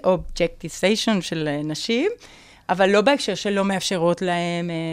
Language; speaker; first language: Hebrew; non-native, fluent; Spanish